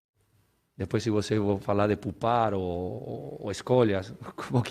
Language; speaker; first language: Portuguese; non-native, learner; Spanish